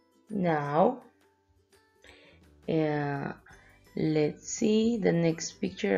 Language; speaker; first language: English; non-native, fluent; Spanish